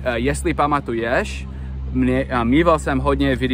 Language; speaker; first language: Czech; non-native, learner; English